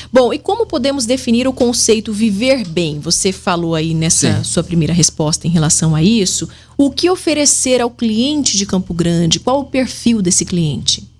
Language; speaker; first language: Portuguese; native; Portuguese